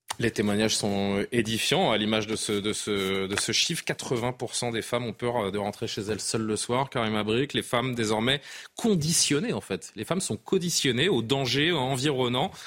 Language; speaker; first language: French; native; French